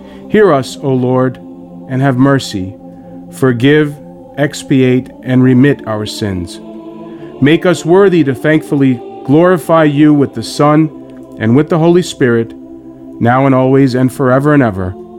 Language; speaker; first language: English; native; English